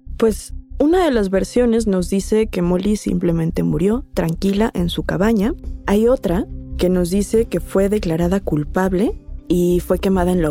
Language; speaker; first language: Spanish; native; Spanish